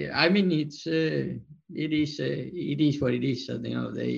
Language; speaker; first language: English; non-native, fluent; Spanish